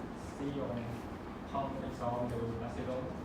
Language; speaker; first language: French; non-native, learner; Khmer